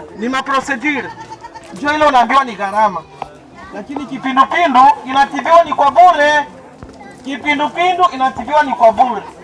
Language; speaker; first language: Swahili; native; Swahili